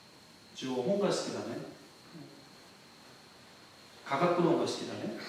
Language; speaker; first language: Japanese; non-native, fluent; Korean